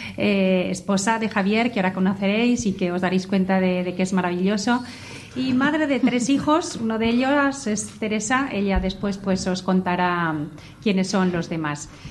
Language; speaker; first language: Spanish; native; Spanish